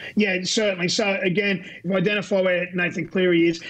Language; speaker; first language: English; native; English